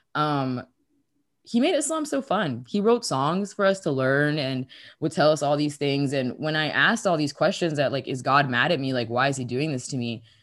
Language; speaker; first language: English; early bilingual, other home language; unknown